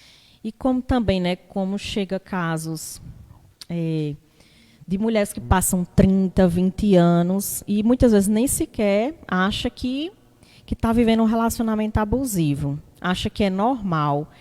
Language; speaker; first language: Portuguese; native; Portuguese